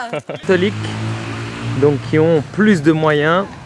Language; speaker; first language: French; native; French